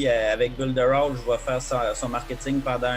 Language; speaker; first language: French; native; French